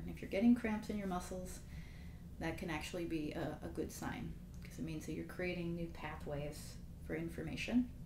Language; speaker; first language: English; native; English